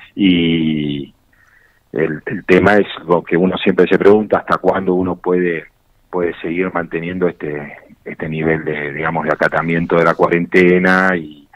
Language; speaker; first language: Spanish; native; Spanish